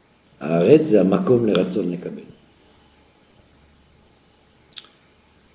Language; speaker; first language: Hebrew; non-native, fluent; French